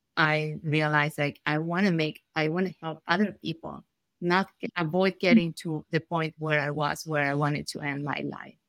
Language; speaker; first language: English; non-native, fluent; Spanish